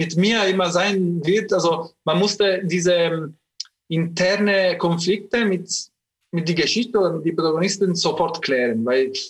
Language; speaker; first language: German; non-native, fluent; Italian